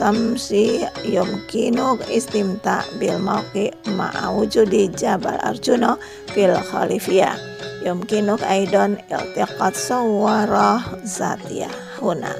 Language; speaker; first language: Arabic; non-native, fluent; Indonesian